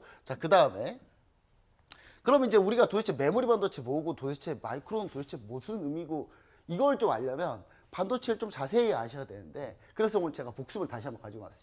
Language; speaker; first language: Korean; native; Korean